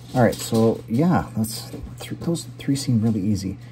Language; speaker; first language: English; native; English